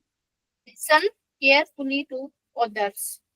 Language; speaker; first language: English; non-native, learner; Hindi